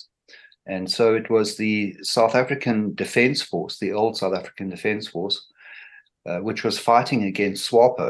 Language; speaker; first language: English; native; English